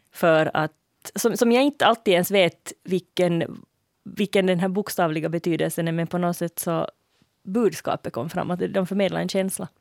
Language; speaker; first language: Swedish; native; Swedish